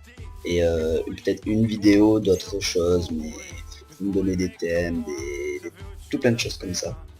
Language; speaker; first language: French; native; French